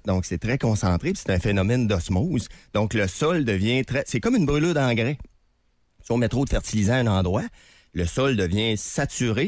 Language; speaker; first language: French; native; French